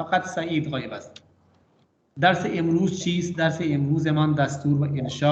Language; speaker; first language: Persian; non-native, fluent; Urdu